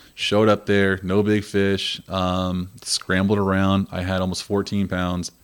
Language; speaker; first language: English; native; English